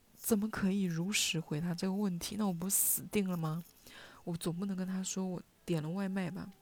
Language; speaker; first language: Chinese; non-native, local second language; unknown